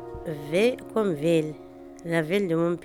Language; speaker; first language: French; non-native, learner; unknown